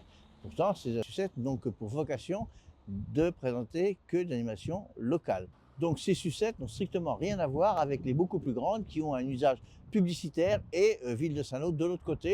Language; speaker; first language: French; native; French